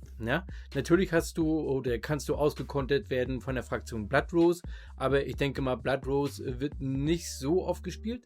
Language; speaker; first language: German; native; German